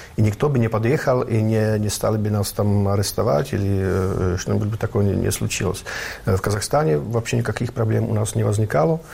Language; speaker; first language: Russian; non-native, fluent; Czech